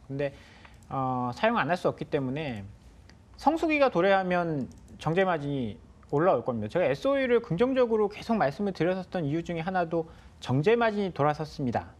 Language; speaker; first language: Korean; native; Korean